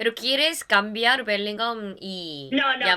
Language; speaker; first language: Spanish; non-native, learner; Korean